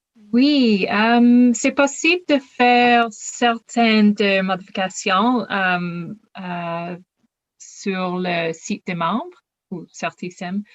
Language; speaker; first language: French; non-native, learner; English